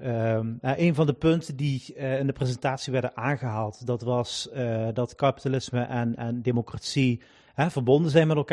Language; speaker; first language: Dutch; native; Dutch